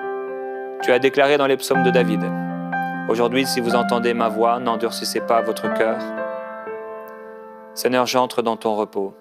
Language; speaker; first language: French; non-native, local second language; Haitian Creole